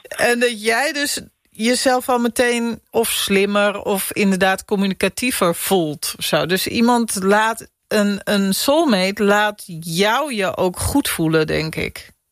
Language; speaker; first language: Dutch; native; Dutch